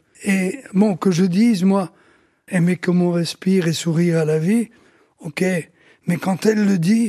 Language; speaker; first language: French; early bilingual, other home language; Italian